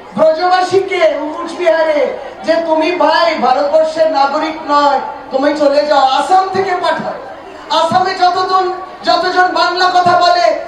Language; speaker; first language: Bangla; native; Bangla